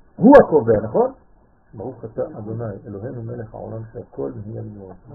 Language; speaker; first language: Hebrew; non-native, fluent; French